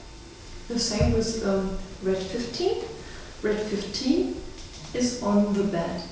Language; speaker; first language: English; non-native, fluent; German